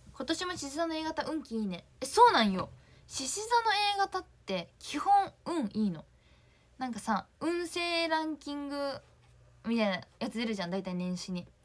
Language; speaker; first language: Japanese; native; Japanese